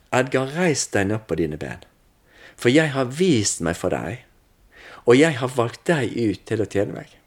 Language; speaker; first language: Norwegian; native; Norwegian